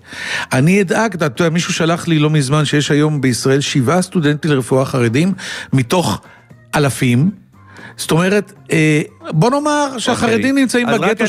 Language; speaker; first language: Hebrew; native; Hebrew